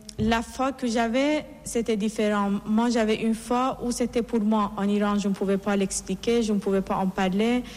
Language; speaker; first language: French; non-native, fluent; Persian